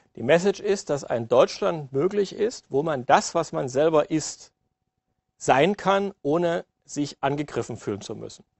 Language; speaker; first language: German; native; German